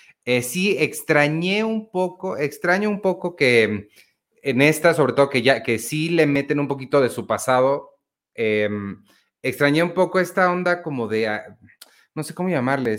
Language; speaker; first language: Spanish; native; Spanish